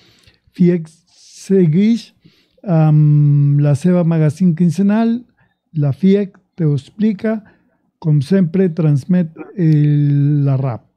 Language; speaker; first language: Catalan; non-native, learner; Spanish